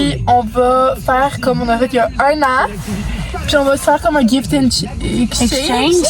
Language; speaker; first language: French; native; French